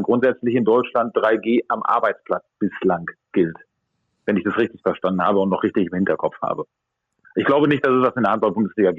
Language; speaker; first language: German; native; German